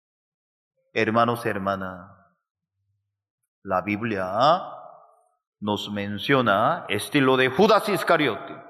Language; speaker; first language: Spanish; non-native, fluent; Korean